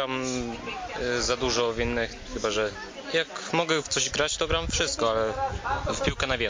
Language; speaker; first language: Polish; early bilingual, other home language; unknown